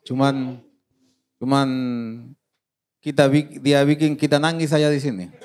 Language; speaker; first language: Indonesian; non-native, fluent; Spanish